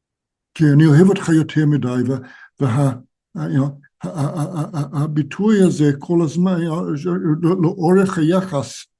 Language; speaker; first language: Hebrew; non-native, fluent; English